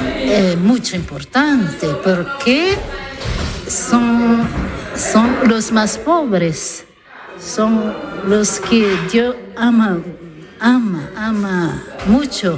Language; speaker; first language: Spanish; non-native, learner; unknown